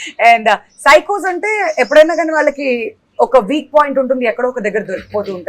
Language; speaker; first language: Telugu; native; Telugu